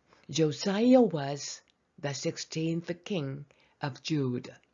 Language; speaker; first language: English; non-native, fluent; Korean